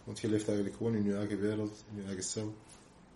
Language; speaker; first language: Dutch; non-native, local second language; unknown